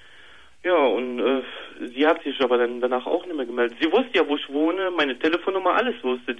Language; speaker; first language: German; native; German